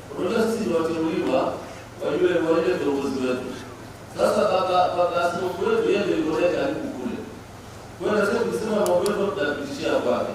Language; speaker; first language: Swahili; native; Swahili